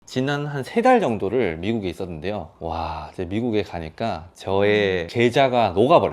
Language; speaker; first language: Korean; non-native, local second language; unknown